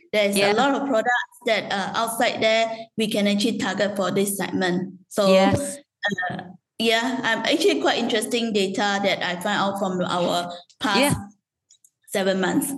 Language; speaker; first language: English; non-native, local second language; Chinese